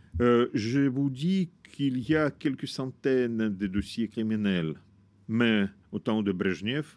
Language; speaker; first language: French; non-native, fluent; Russian